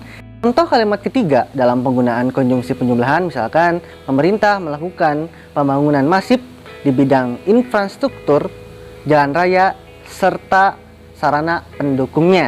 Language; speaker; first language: Indonesian; native; Indonesian